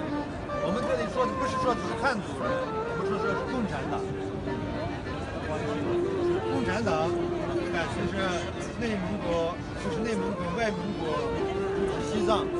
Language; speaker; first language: Chinese; non-native, local second language; Uyghur